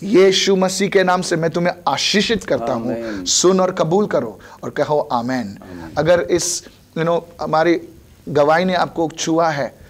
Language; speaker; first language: Hindi; non-native, local second language; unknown